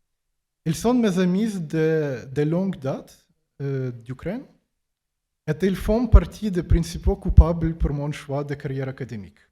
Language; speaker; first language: French; non-native, fluent; Ukrainian